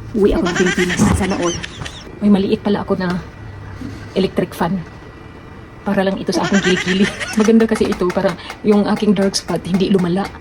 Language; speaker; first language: Filipino; non-native, local second language; Cebuano